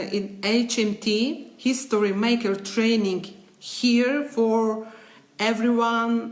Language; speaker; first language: English; non-native, learner; Ukrainian